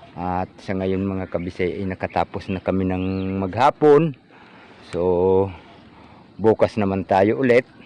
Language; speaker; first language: Filipino; native; Filipino